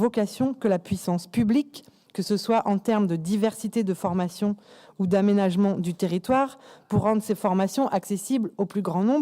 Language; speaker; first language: French; native; French